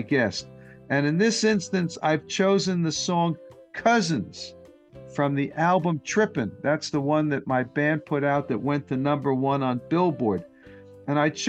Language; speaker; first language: English; native; English